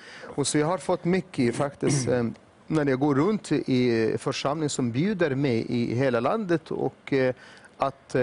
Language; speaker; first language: Swedish; non-native, fluent; Arabic